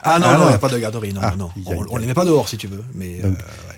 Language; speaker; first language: French; native; French